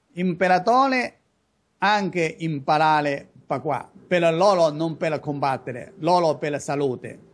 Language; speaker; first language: Italian; non-native, learner; Chinese